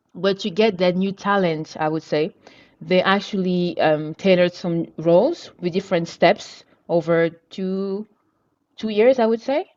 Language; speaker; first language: English; non-native, local second language; French